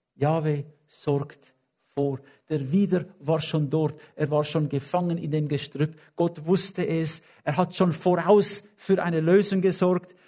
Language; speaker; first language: German; non-native, fluent; English